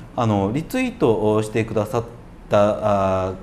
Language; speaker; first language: Japanese; native; Japanese